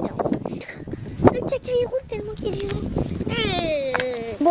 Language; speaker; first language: French; native; French